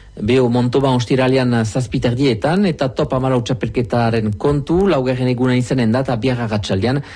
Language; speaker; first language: Basque; native; Basque